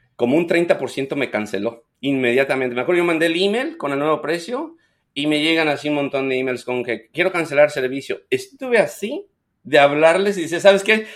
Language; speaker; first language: Spanish; native; Spanish